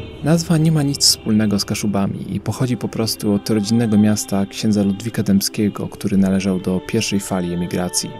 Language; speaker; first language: Polish; native; Polish